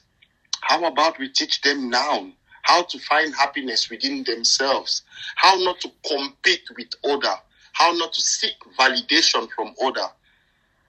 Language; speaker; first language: English; non-native, local second language; French